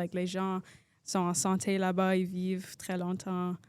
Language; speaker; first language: French; non-native, local second language; English